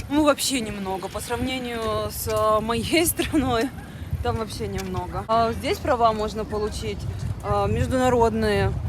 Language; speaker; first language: Russian; native; Russian